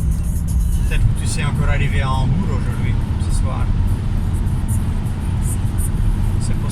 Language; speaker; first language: French; non-native, fluent; German